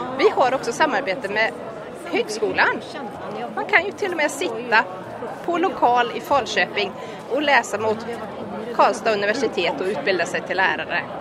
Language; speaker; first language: Swedish; native; Swedish